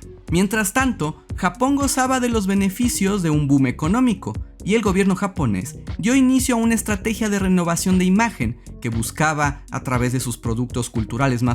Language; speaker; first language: Spanish; native; Spanish